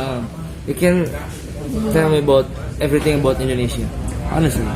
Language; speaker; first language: English; non-native, learner; Indonesian